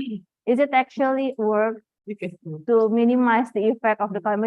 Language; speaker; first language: English; non-native, fluent; Indonesian